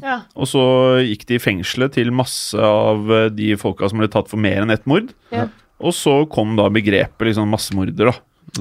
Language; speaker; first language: Norwegian; native; Norwegian